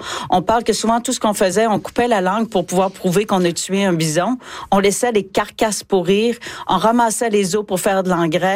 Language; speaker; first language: French; native; French